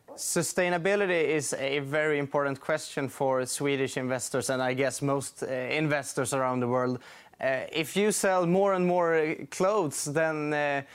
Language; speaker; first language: English; non-native, fluent; Swedish